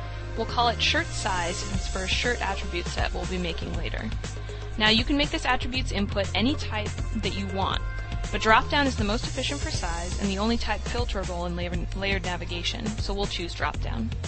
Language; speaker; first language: English; native; English